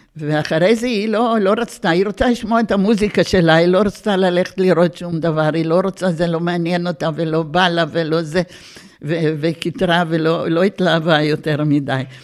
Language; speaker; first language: Hebrew; early bilingual, other home language; Bulgarian